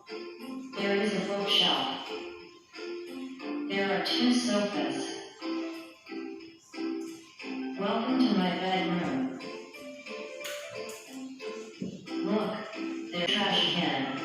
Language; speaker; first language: English; non-native, learner; Indonesian